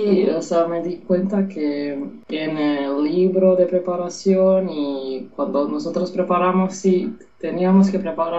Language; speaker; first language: Spanish; non-native, fluent; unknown